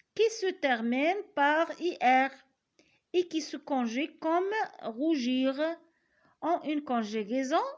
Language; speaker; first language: French; non-native, local second language; Arabic